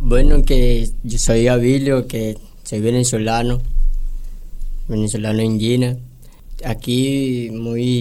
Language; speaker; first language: Spanish; non-native, local second language; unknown